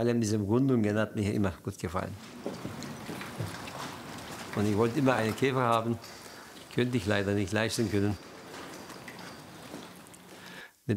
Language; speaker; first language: German; non-native, learner; Turkish